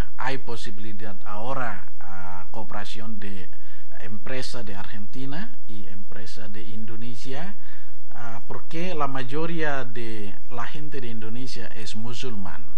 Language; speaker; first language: Spanish; non-native, learner; Indonesian